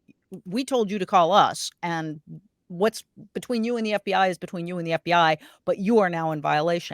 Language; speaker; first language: English; native; English